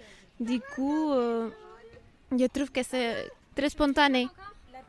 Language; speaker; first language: French; non-native, fluent; Spanish